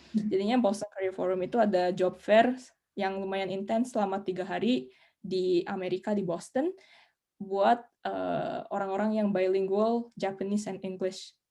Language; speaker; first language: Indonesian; native; Indonesian